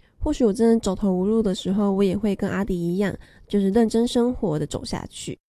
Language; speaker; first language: Chinese; native; Chinese